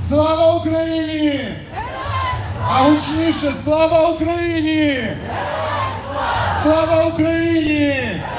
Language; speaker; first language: Ukrainian; native; Ukrainian